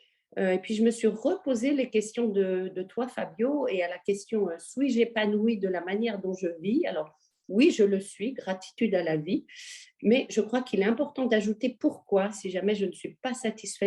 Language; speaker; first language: French; native; French